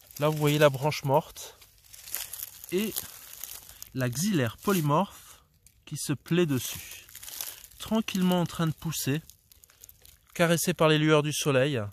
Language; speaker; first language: French; native; French